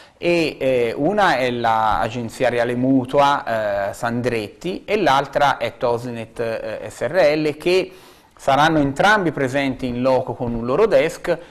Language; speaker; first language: Italian; native; Italian